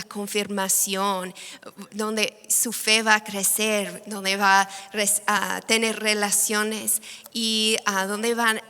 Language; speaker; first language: Spanish; non-native, fluent; English